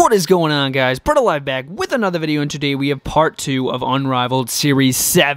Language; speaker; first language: English; native; English